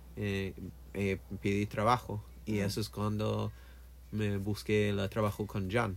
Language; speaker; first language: Spanish; non-native, learner; English